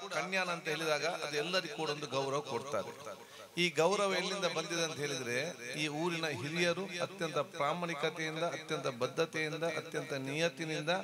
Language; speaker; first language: Kannada; non-native, local second language; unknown